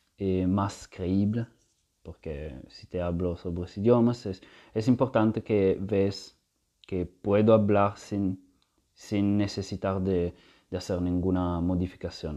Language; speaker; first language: Spanish; non-native, fluent; Italian